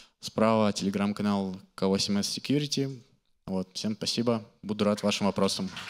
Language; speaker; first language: Russian; native; Russian